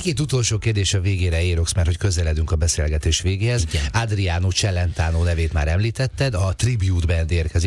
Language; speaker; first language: Hungarian; native; Hungarian